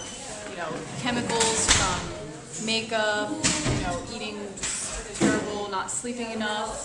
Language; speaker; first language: English; native; English